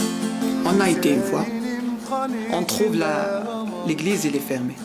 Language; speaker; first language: French; non-native, learner; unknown